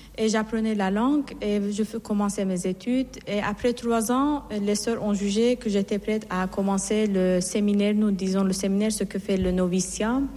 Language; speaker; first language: French; non-native, fluent; Persian